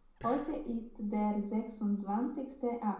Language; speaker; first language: German; non-native, learner; Romanian